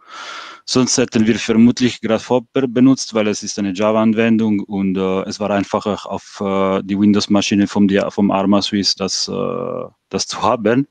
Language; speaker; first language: German; non-native, fluent; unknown